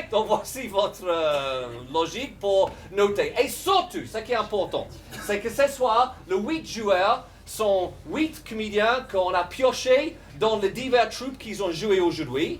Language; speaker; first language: French; native; French